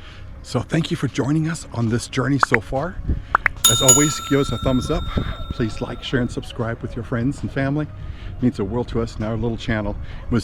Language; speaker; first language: English; native; English